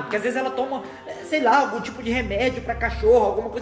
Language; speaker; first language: Portuguese; native; Portuguese